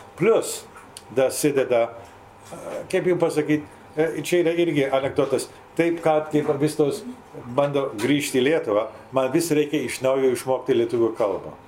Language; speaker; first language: Lithuanian; early bilingual, heritage; Lithuanian